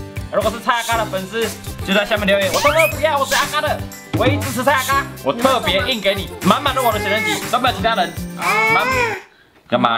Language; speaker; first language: Chinese; native; Chinese